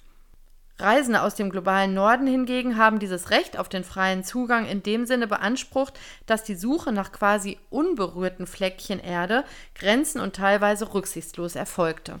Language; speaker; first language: German; native; German